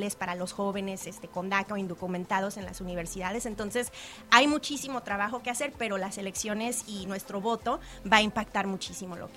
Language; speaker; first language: Spanish; native; Spanish